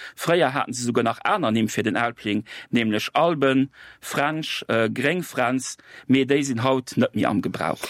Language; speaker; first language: Luxembourgish; native; Luxembourgish